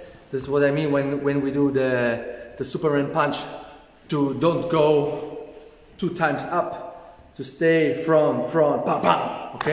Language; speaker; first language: English; non-native, learner; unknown